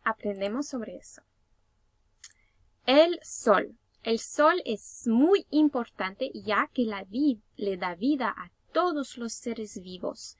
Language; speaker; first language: Spanish; early bilingual, heritage; Spanish